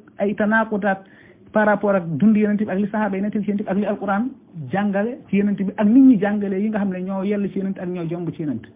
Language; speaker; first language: Wolof; non-native, local second language; Fula